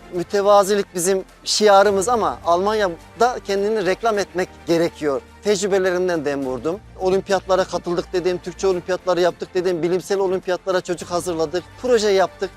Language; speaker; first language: Turkish; native; Turkish